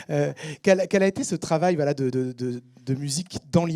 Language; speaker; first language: French; native; French